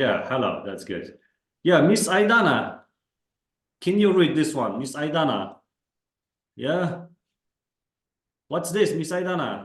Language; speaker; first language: English; non-native, fluent; Kazakh